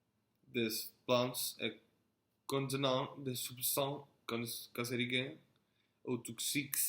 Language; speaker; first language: French; non-native, learner; Spanish